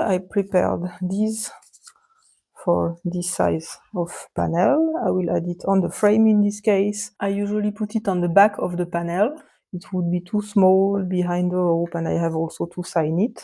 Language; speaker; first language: English; non-native, fluent; French